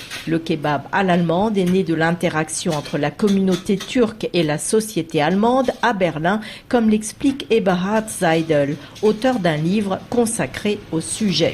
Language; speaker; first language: French; native; French